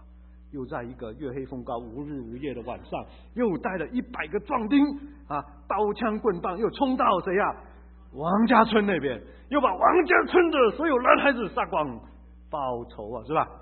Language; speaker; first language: Chinese; native; Chinese